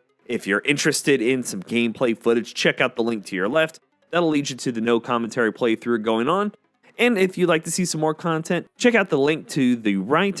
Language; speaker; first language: English; native; English